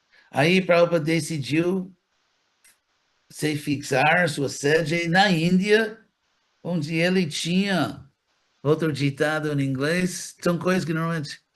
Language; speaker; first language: Portuguese; non-native, fluent; English